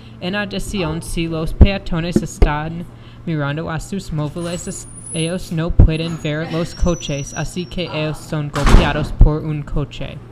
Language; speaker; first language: Spanish; non-native, learner; English